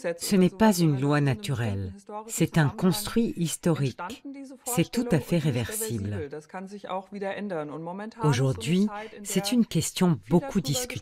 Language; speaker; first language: French; native; French